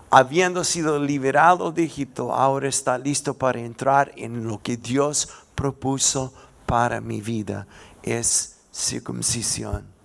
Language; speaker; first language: Spanish; non-native, fluent; English